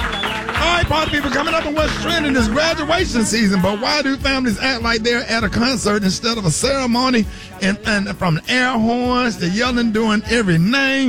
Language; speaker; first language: English; native; English